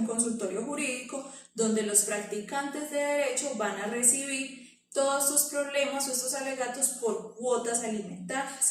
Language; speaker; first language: Spanish; native; Spanish